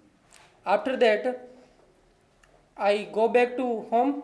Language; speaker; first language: English; non-native, learner; Hindi